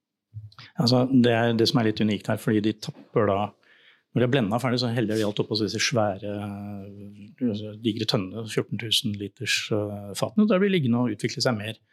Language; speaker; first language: Norwegian; native; Norwegian